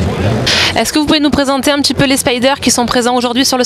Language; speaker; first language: French; native; French